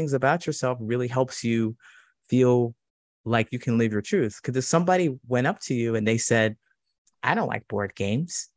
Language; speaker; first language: English; native; English